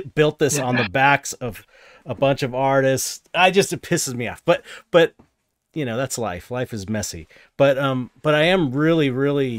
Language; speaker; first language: English; native; English